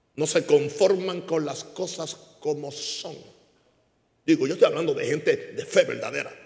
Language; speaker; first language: Spanish; early bilingual, heritage; Spanish